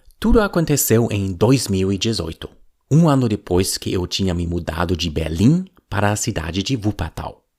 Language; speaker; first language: Portuguese; non-native, fluent; German